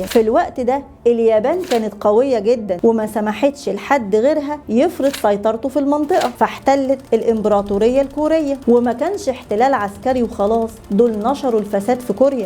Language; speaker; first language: Arabic; native; Arabic